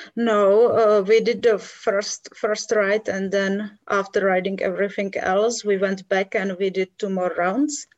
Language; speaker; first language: English; non-native, fluent; Czech